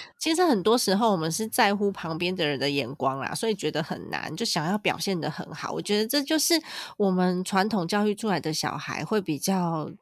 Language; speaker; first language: Chinese; native; Chinese